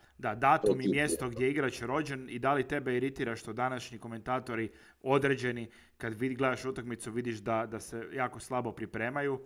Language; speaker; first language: Croatian; native; Croatian